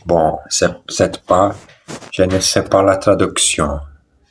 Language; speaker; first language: French; non-native, learner; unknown